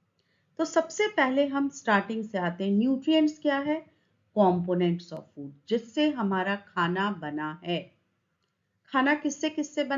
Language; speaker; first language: Hindi; native; Hindi